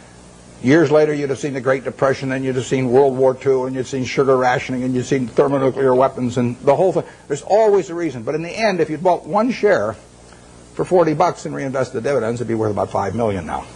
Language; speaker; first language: English; native; English